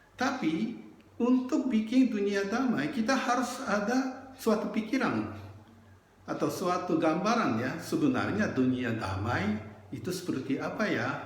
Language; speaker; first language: Indonesian; non-native, fluent; Japanese